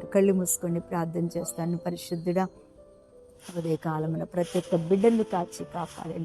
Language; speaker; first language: Telugu; native; Telugu